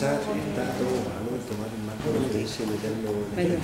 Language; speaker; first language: Spanish; native; Spanish